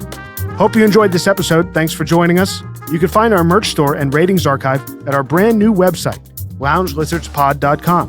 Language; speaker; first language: English; native; English